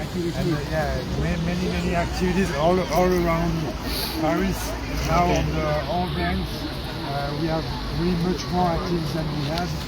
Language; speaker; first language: English; non-native, fluent; French